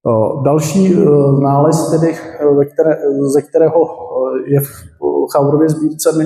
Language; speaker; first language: Czech; native; Czech